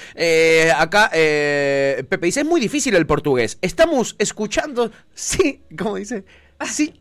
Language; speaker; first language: Spanish; native; Spanish